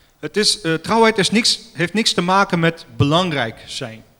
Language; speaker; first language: Dutch; non-native, fluent; Armenian